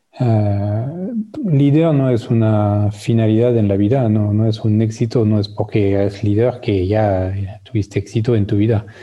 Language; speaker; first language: Spanish; non-native, fluent; French